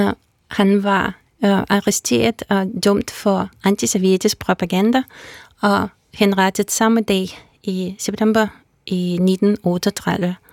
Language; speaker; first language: Danish; non-native, fluent; Russian